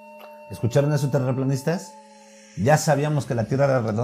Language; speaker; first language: Spanish; native; Spanish